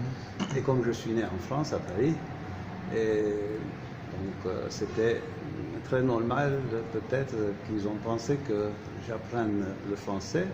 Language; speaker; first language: French; non-native, fluent; Turkish